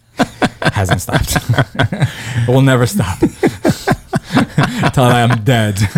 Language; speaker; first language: English; early bilingual, other home language; Persian